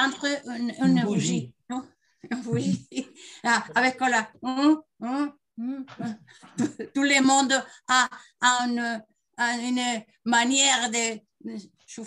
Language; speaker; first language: French; non-native, learner; Spanish